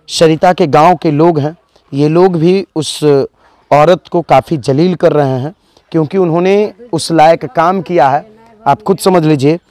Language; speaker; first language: Hindi; native; Hindi